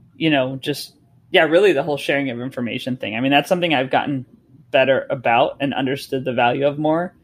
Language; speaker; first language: English; native; English